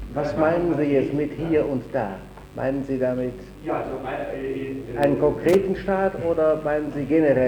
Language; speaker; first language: German; native; German